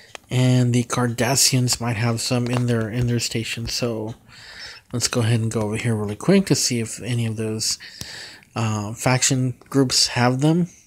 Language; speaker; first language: English; native; English